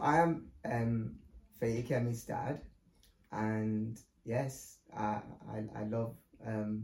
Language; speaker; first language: English; non-native, local second language; Yoruba